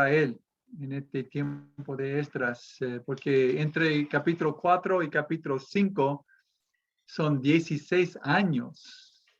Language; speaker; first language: Spanish; non-native, fluent; English